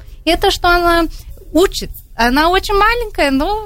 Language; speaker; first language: Russian; early bilingual, heritage; Russian